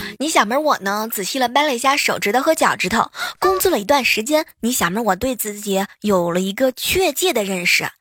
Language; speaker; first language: Chinese; native; Chinese